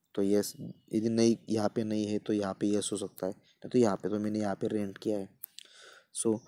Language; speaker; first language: Hindi; non-native, local second language; Marathi